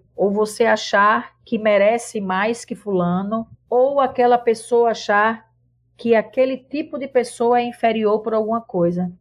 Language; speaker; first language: Portuguese; native; Portuguese